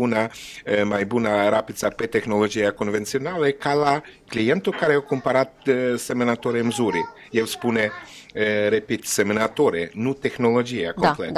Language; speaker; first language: Romanian; non-native, learner; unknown